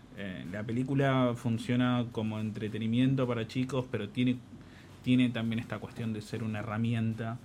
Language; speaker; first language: Spanish; native; Spanish